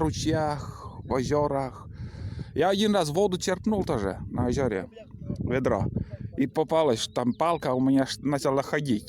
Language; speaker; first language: Russian; native; Russian